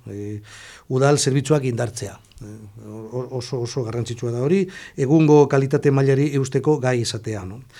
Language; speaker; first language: Basque; non-native, local second language; Spanish